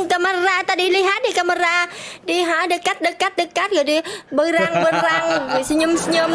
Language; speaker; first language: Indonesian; non-native, learner; Vietnamese